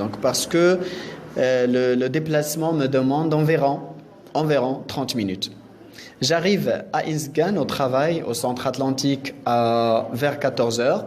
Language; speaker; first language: French; non-native, local second language; Arabic